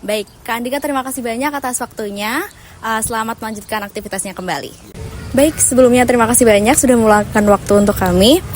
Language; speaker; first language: Indonesian; native; Indonesian